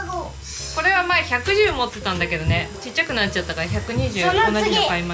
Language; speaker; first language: Japanese; native; Japanese